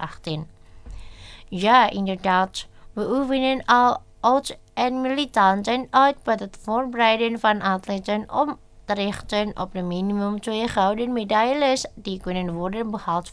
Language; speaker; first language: Dutch; non-native, fluent; Indonesian